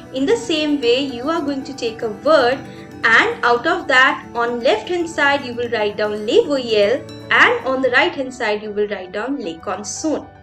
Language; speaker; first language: English; non-native, local second language; Hindi